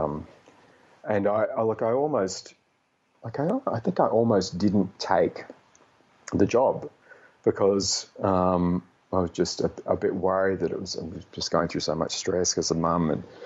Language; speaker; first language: English; native; English